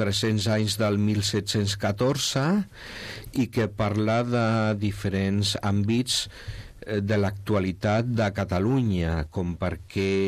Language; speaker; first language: Catalan; non-native, local second language; Spanish